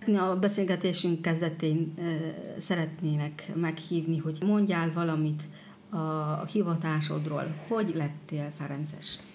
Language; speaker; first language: Hungarian; native; Hungarian